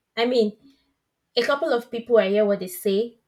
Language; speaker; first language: English; non-native, local second language; Yoruba